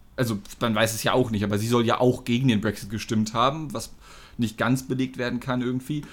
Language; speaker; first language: German; non-native, fluent; English